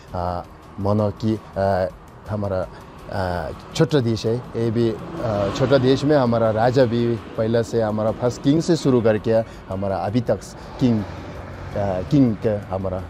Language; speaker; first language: Hindi; non-native, learner; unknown